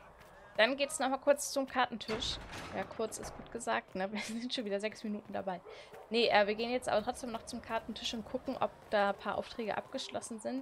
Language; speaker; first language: German; native; German